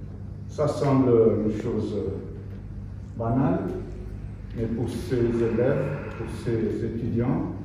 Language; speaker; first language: French; non-native, fluent; Portuguese